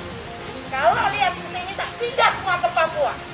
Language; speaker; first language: Indonesian; non-native, local second language; Javanese